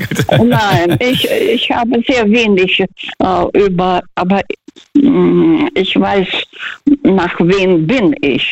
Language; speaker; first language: German; early bilingual, heritage; Russian